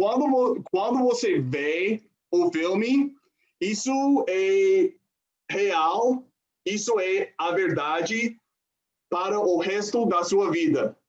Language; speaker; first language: Portuguese; non-native, fluent; English